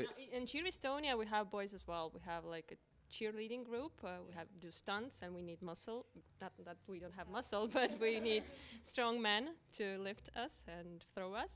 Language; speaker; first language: English; non-native, fluent; Russian